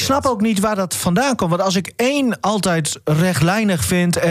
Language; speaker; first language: Dutch; native; Dutch